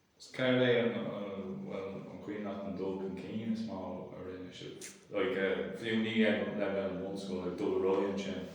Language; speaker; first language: Irish; non-native, local second language; English